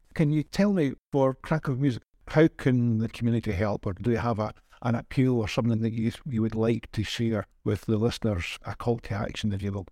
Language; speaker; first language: English; native; English